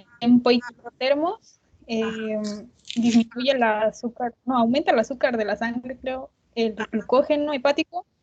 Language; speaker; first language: Spanish; native; Spanish